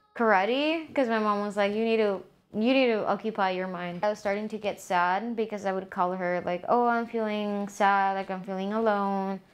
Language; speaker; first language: English; early bilingual, other home language; Spanish